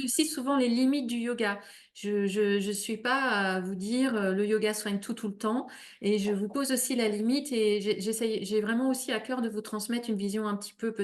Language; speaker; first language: French; native; French